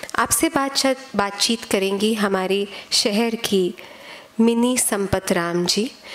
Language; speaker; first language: Hindi; native; Hindi